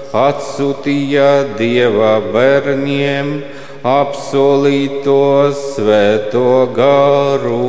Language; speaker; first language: Latvian; non-native, local second language; Russian